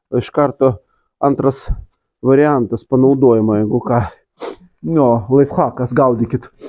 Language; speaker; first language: Lithuanian; non-native, local second language; Russian